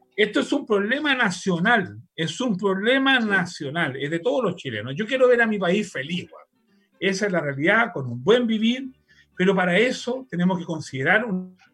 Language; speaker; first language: Spanish; native; Spanish